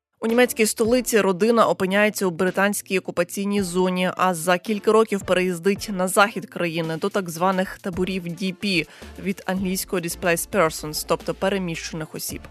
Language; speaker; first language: Ukrainian; native; Ukrainian